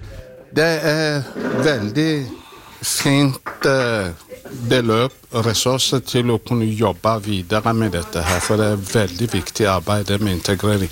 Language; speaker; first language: Norwegian; non-native, fluent; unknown